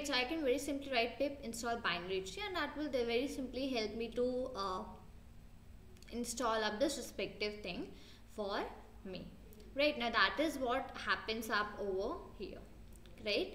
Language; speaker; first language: English; non-native, local second language; Hindi